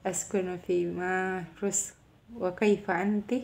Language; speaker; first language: Arabic; non-native, learner; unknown